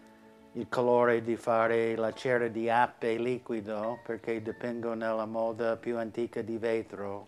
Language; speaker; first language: Italian; non-native, learner; English